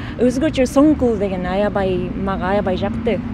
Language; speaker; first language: Kyrgyz; non-native, learner; Japanese